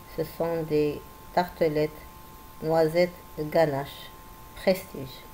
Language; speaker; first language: French; non-native, local second language; Arabic